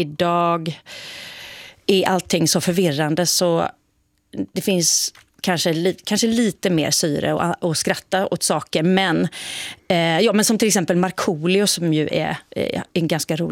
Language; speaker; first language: Swedish; native; Swedish